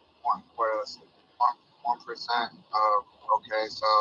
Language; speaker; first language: English; native; English